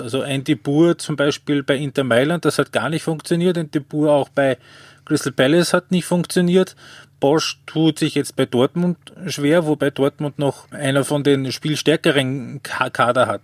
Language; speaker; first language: German; native; German